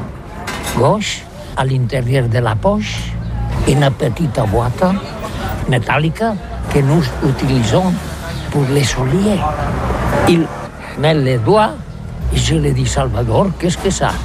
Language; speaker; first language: French; non-native, learner; Catalan